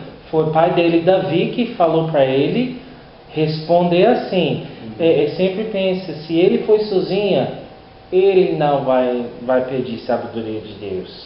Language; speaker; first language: Portuguese; non-native, learner; English